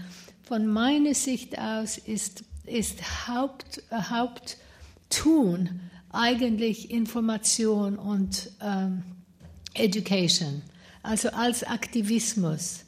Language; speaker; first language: German; non-native, fluent; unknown